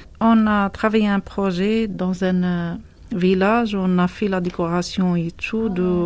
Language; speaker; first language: French; non-native, learner; Arabic